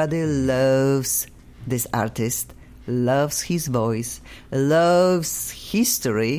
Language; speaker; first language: English; non-native, fluent; Polish